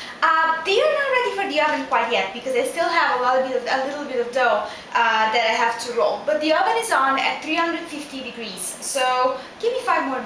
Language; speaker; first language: English; non-native, fluent; Italian